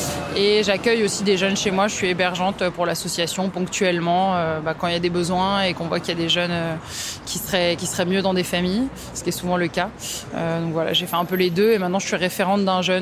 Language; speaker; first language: French; native; French